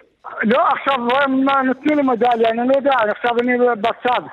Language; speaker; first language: Hebrew; non-native, local second language; Arabic